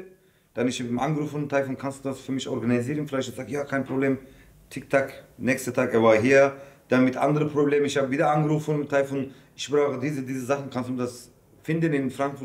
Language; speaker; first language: German; non-native, learner; Turkish